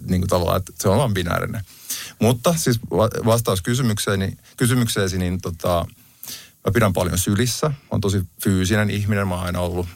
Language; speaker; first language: Finnish; native; Finnish